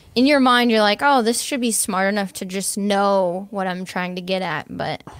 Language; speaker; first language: English; native; English